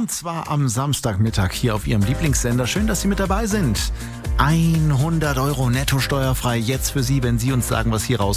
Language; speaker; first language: German; native; German